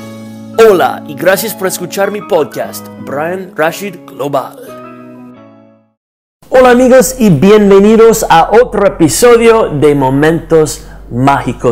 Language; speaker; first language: Spanish; non-native, learner; English